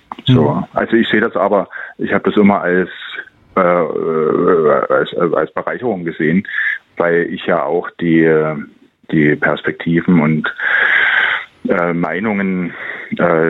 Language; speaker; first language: German; native; German